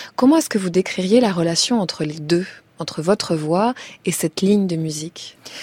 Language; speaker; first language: French; native; French